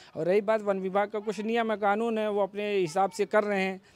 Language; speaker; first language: Hindi; native; Hindi